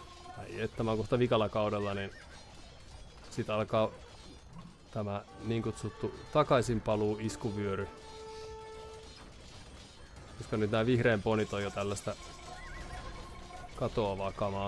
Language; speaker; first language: Finnish; native; Finnish